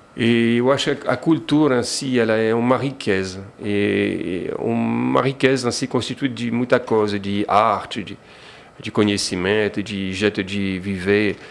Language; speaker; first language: Portuguese; non-native, fluent; French